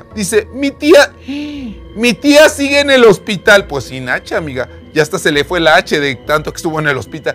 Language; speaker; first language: Spanish; native; Spanish